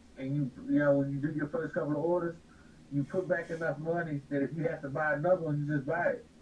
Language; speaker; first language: English; native; English